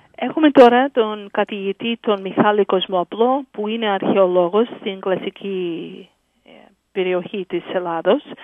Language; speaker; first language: Greek; early bilingual, heritage; English